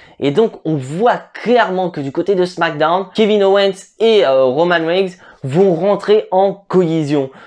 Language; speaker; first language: French; native; French